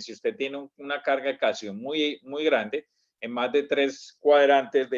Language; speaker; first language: Spanish; native; Spanish